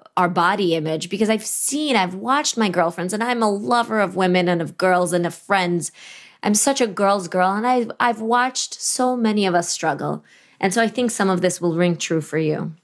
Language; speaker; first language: English; early bilingual, other home language; Russian